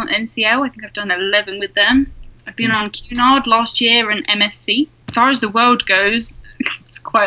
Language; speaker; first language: English; native; English